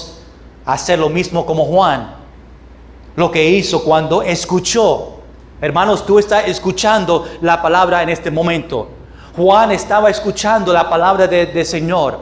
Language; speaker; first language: Spanish; non-native, fluent; English